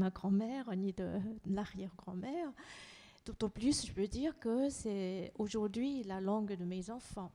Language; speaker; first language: French; non-native, fluent; Chinese